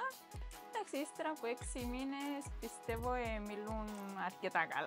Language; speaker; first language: Greek; non-native, fluent; Romanian